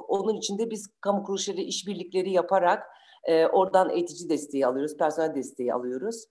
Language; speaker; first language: Turkish; native; Turkish